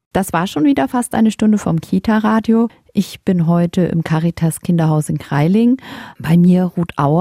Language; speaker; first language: German; native; German